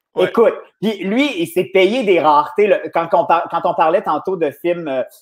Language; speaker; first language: French; native; French